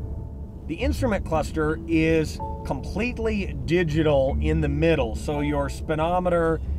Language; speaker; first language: English; native; English